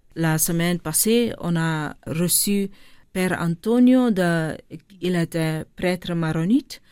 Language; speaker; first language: French; non-native, learner; Dutch